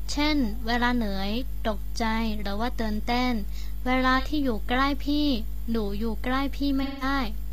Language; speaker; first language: Thai; non-native, learner; Chinese